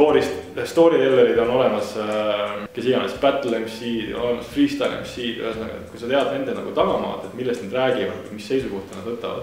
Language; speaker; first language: Estonian; native; Estonian